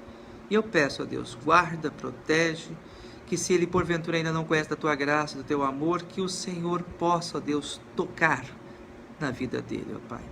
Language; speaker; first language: Portuguese; native; Portuguese